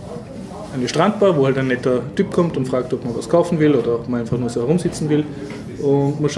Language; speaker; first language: German; native; German